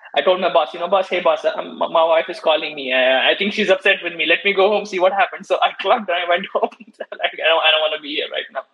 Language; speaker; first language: English; non-native, local second language; Hindi